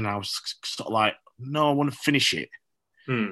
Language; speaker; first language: English; native; English